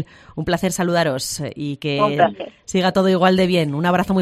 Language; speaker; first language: Spanish; native; Spanish